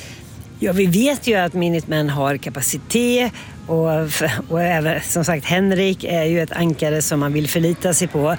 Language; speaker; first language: Swedish; native; Swedish